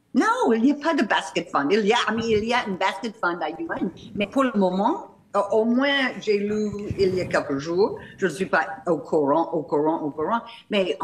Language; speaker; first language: French; non-native, fluent; English